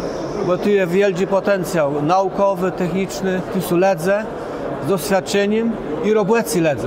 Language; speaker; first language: Polish; non-native, local second language; Kashubian